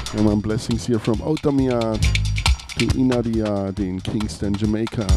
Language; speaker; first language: English; non-native, learner; German